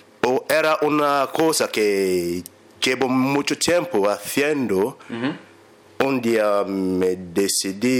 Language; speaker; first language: Spanish; non-native, learner; English